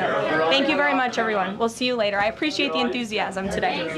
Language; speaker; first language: English; native; English